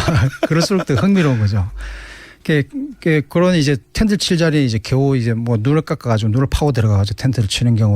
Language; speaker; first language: Korean; native; Korean